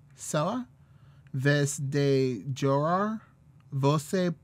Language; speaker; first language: Portuguese; non-native, learner; English